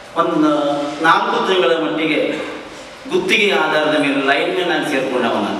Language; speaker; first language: Kannada; native; Kannada